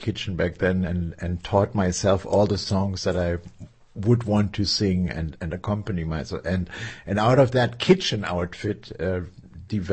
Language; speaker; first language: English; non-native, fluent; German